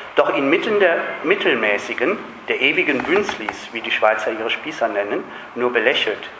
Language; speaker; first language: German; native; German